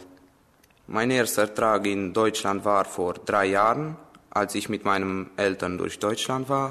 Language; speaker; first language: German; non-native, fluent; Romanian